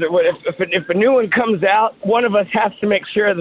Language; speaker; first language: English; native; English